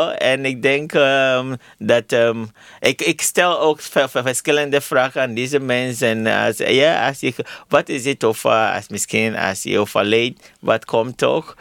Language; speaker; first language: Dutch; non-native, learner; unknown